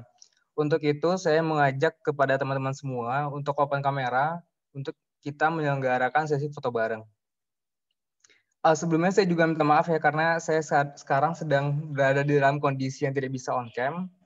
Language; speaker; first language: Indonesian; native; Indonesian